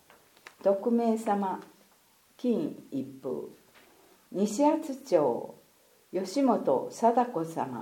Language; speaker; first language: Japanese; native; Japanese